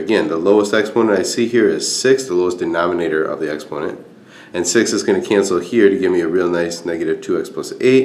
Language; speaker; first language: English; native; English